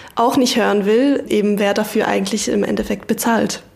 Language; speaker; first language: German; native; German